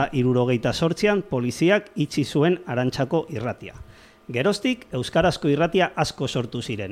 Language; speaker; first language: Basque; non-native, local second language; Spanish